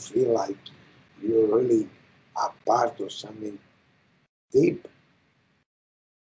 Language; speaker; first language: English; non-native, fluent; Italian